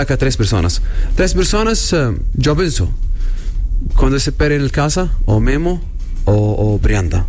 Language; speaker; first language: Spanish; non-native, learner; Arabic